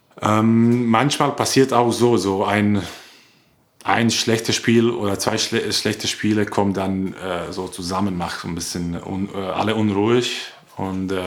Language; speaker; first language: German; non-native, learner; Croatian